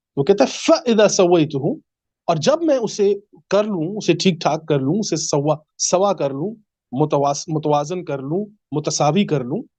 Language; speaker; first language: Urdu; native; Urdu